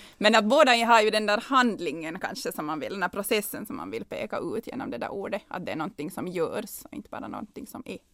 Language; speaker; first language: Swedish; native; Swedish